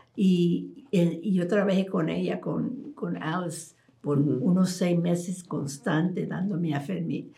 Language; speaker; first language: Spanish; early bilingual, heritage; Spanish